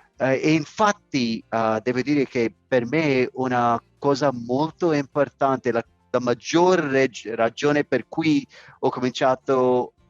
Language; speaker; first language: Italian; non-native, learner; English